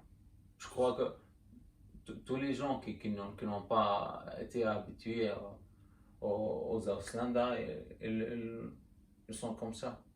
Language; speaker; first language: French; non-native, learner; German